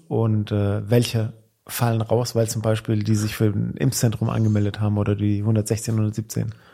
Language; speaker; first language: German; early bilingual, other home language; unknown